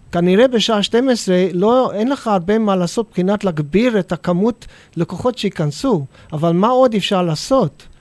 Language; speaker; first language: Hebrew; non-native, fluent; English